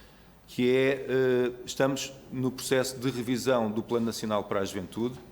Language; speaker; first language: Portuguese; native; Portuguese